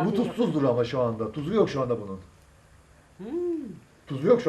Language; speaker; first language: Turkish; native; Turkish